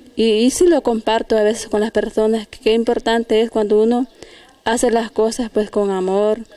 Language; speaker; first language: Spanish; native; Spanish